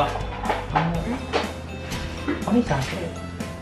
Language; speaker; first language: Japanese; non-native, fluent; Indonesian